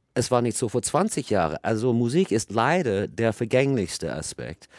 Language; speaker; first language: German; non-native, fluent; English